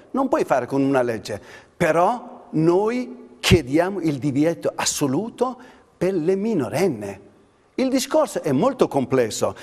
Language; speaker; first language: Italian; non-native, fluent; Persian